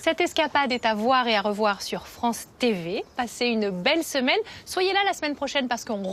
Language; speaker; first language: French; native; French